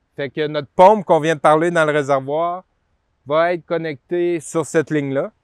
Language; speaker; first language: French; native; French